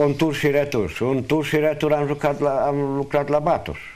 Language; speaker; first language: Romanian; non-native, local second language; Hungarian